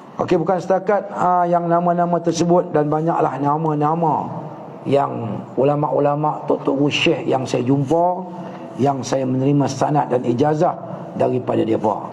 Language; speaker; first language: Malay; native; Malay